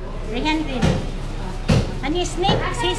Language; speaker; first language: English; non-native, local second language; Cebuano